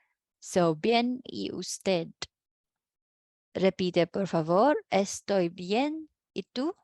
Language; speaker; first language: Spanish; non-native, fluent; Filipino